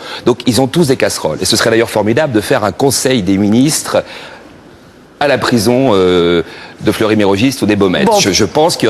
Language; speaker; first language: French; native; French